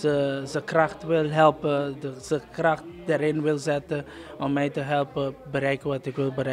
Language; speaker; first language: Dutch; non-native, local second language; Papiamento